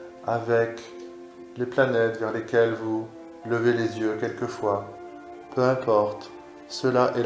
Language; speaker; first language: French; native; French